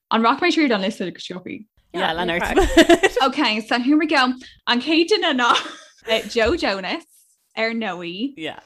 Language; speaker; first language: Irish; non-native, local second language; English